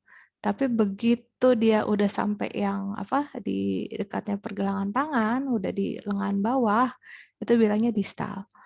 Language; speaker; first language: Indonesian; native; Indonesian